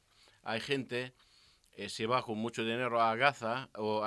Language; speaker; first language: Spanish; non-native, learner; Arabic